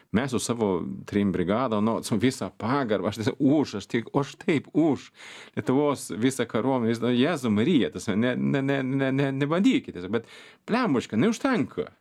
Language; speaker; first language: Lithuanian; non-native, fluent; Swedish